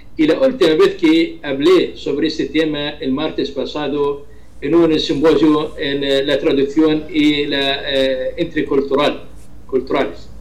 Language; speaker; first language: Spanish; non-native, fluent; Arabic